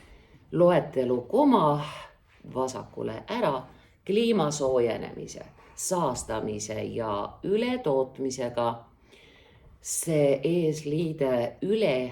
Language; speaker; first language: Estonian; native; Estonian